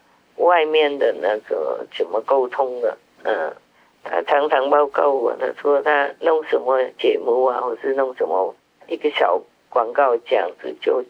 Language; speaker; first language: Chinese; non-native, fluent; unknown